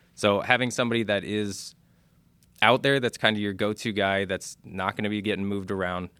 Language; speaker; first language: English; native; English